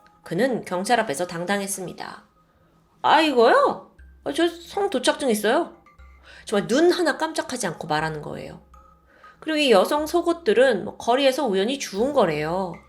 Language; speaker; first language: Korean; native; Korean